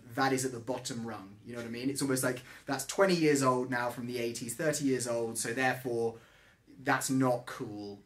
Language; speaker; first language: English; native; English